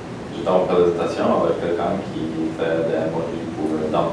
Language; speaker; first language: French; non-native, learner; Polish